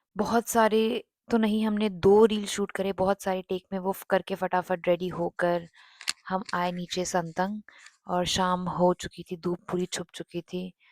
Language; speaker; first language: Hindi; non-native, local second language; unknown